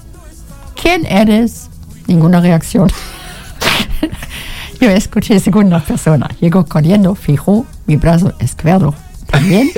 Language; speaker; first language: Spanish; non-native, learner; German